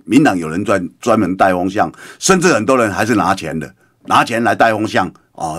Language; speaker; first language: Chinese; native; Chinese